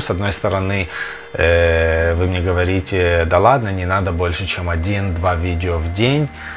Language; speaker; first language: Russian; early bilingual, other home language; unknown